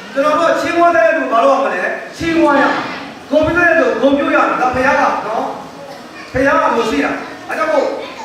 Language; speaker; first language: Burmese; non-native, local second language; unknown